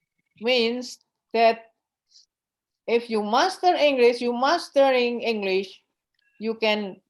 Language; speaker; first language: English; non-native, fluent; Indonesian